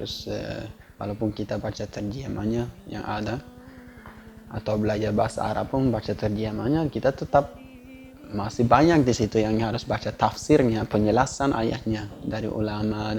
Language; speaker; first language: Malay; non-native, fluent; Swedish